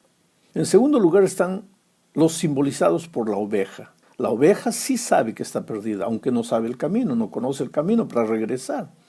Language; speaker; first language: Spanish; native; Spanish